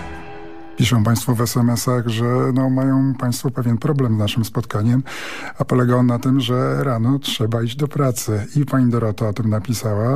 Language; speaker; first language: Polish; native; Polish